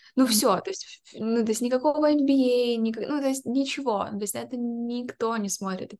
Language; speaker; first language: Russian; native; Russian